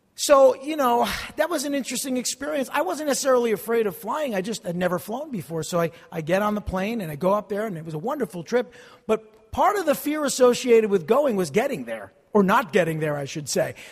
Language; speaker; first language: English; early bilingual, other home language; Italian